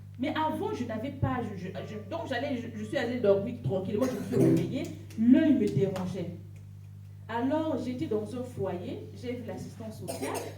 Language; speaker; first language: French; non-native, local second language; Lingala